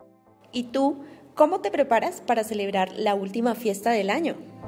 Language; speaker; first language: Spanish; native; Spanish